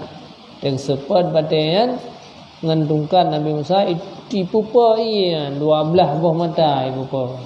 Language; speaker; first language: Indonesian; non-native, local second language; Achinese